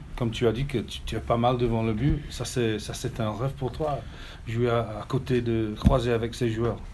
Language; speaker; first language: French; non-native, learner; English